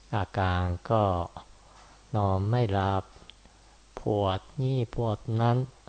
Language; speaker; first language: Thai; non-native, fluent; Japanese